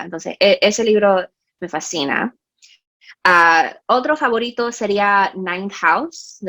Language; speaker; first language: Spanish; early bilingual, heritage; Spanish